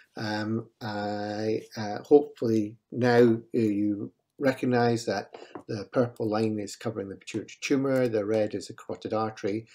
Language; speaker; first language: English; native; English